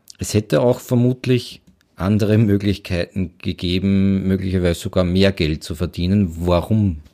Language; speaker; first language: German; native; German